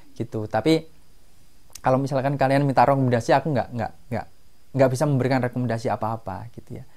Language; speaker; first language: Indonesian; non-native, local second language; Javanese